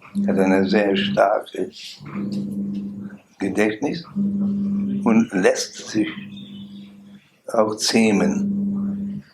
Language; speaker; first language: German; non-native, learner; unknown